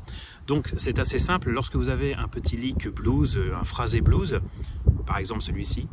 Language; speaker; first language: French; native; French